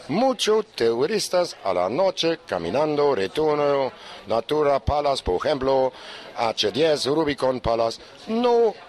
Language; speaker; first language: Spanish; non-native, learner; German